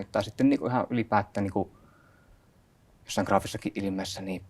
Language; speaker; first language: Finnish; native; Finnish